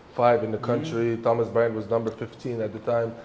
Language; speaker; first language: English; early bilingual, other home language; French